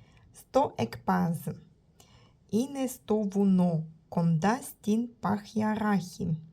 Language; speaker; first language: Greek; non-native, learner; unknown